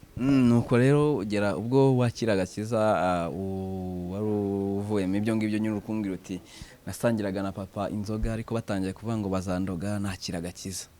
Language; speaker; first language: Kinyarwanda; native; Kinyarwanda